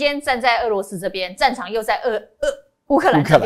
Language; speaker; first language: Chinese; native; Chinese